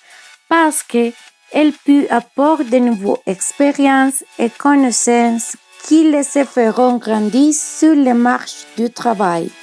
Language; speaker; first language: French; non-native, learner; Spanish